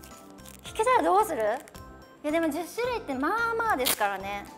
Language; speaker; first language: Japanese; native; Japanese